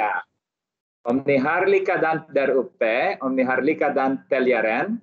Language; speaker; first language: Swedish; non-native, learner; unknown